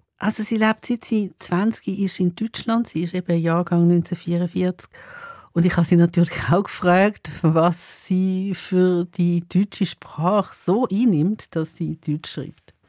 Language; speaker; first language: German; native; German